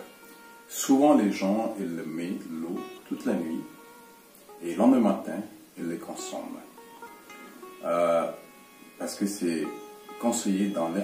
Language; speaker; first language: French; non-native, fluent; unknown